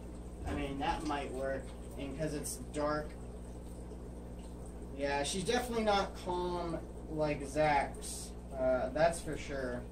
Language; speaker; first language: English; native; English